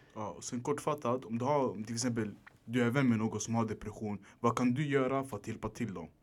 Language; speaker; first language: Swedish; early bilingual, other home language; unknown